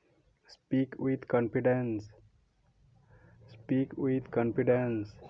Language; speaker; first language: English; non-native, local second language; Odia